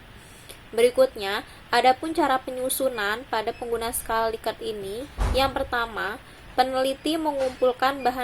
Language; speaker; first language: Indonesian; native; Indonesian